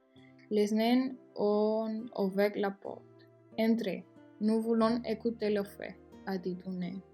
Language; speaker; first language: French; non-native, learner; Spanish